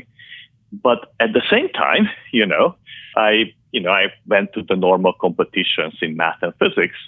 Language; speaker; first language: English; non-native, fluent; Hungarian